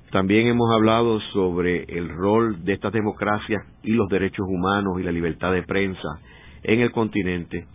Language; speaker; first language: Spanish; native; Spanish